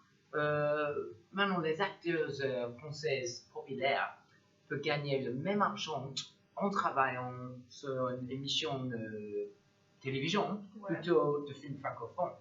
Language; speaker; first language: French; non-native, learner; English